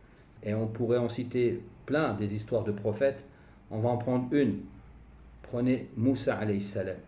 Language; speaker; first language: French; native; French